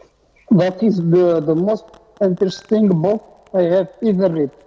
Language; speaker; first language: English; non-native, learner; Arabic